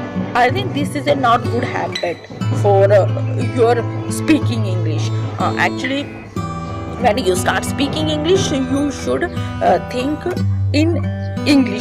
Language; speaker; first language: English; non-native, learner; Hindi